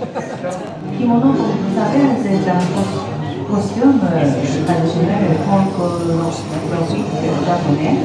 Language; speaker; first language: French; non-native, learner; Japanese